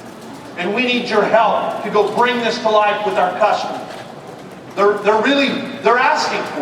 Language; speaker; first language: English; native; English